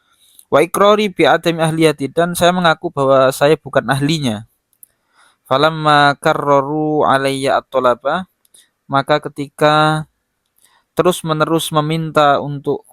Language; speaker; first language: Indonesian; native; Indonesian